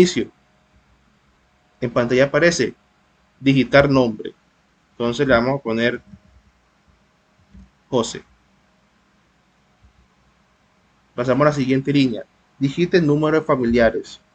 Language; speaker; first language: Spanish; native; Spanish